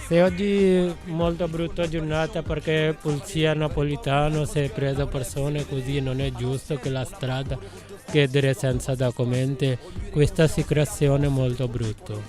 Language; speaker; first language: Italian; non-native, learner; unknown